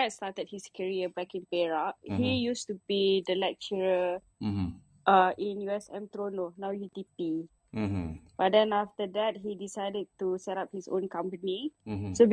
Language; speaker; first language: English; non-native, local second language; Malay